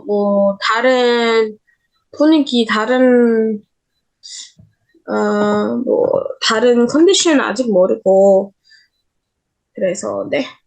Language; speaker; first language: Korean; non-native, learner; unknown